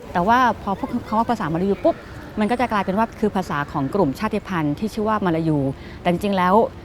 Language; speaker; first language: Thai; non-native, local second language; Malay